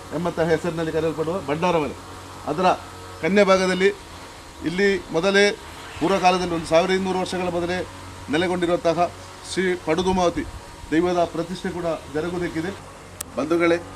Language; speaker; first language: Kannada; native; Kannada